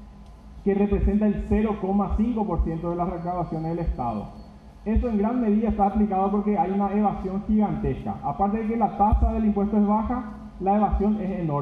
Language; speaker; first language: Spanish; native; Spanish